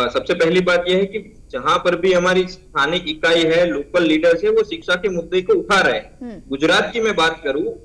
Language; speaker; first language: Hindi; non-native, local second language; Gujarati